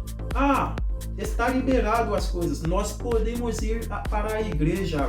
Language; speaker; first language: Portuguese; non-native, local second language; Haitian Creole